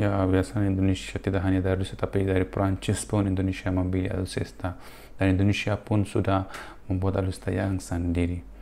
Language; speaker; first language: Indonesian; non-native, fluent; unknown